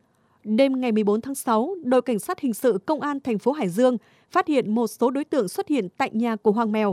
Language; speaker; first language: Vietnamese; native; Vietnamese